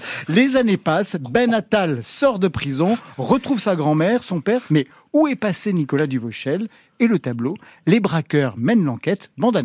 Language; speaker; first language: French; native; French